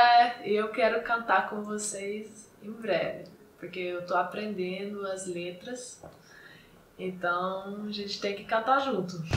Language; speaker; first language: Portuguese; non-native, fluent; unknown